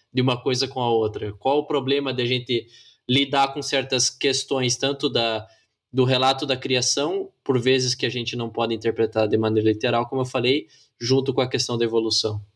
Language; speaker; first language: Portuguese; native; Portuguese